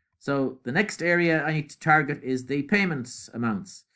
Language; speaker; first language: English; native; English